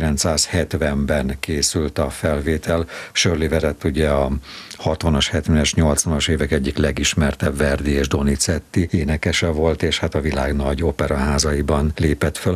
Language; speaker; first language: Hungarian; native; Hungarian